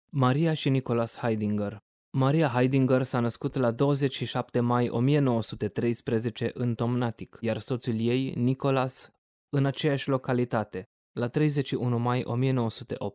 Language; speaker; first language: Romanian; native; Romanian